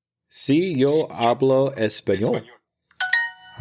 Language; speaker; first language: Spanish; non-native, learner; English